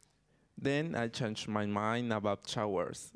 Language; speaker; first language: English; non-native, learner; Spanish